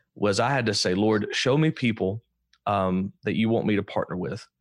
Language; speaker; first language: English; native; English